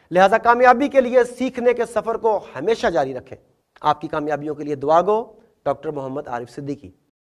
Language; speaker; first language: Urdu; native; Urdu